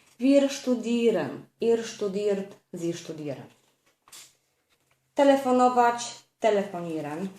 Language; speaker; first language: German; non-native, fluent; Polish